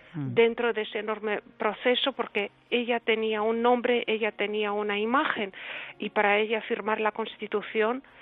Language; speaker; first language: Spanish; early bilingual, other home language; Russian